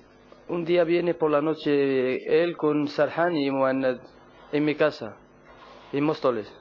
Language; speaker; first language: Spanish; non-native, learner; Arabic